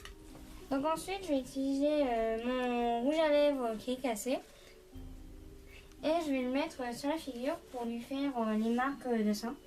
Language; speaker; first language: French; native; French